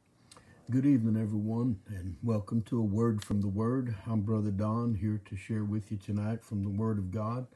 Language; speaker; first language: English; native; English